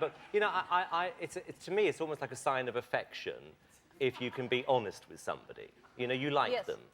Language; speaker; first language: English; native; English